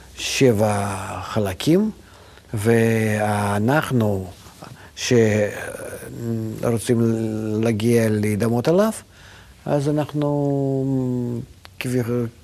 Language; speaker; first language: Hebrew; non-native, fluent; Russian